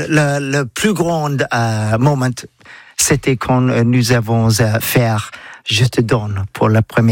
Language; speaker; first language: French; non-native, learner; English